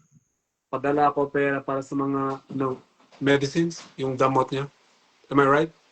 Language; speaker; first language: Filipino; non-native, learner; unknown